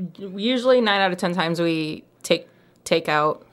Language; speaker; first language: English; native; English